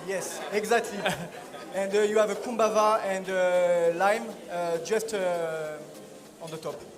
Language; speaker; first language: English; non-native, learner; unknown